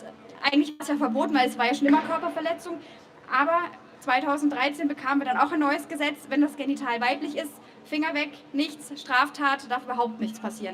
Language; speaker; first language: German; native; German